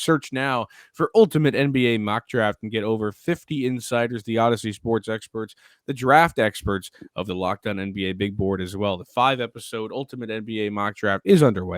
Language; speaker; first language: English; native; English